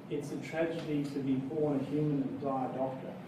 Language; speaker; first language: English; native; English